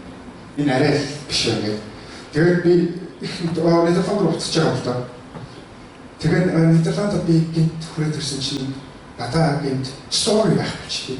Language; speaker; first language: Mongolian; early bilingual, heritage; Mongolian